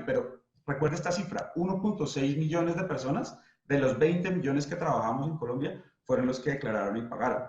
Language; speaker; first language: Spanish; native; Spanish